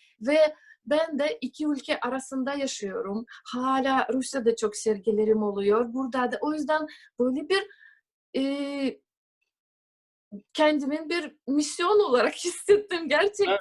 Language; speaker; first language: Turkish; non-native, fluent; Russian